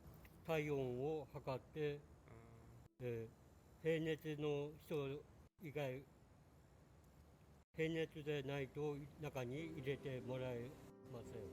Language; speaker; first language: Japanese; native; Japanese